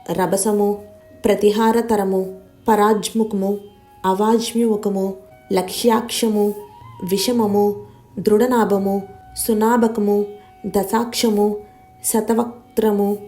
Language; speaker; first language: Telugu; native; Telugu